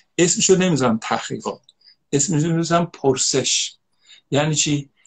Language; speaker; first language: Persian; native; Persian